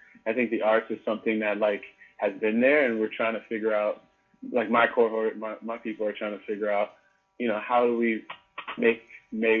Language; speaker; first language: English; native; English